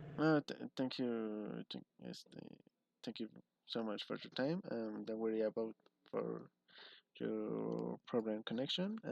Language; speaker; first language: English; non-native, learner; Spanish